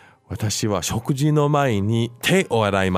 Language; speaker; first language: Japanese; non-native, fluent; English